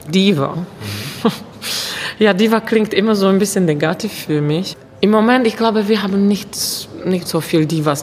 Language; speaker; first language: German; non-native, fluent; Czech